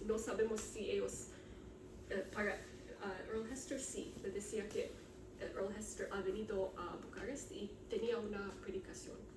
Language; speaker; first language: Spanish; non-native, learner; Romanian